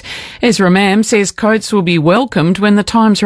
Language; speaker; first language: English; native; English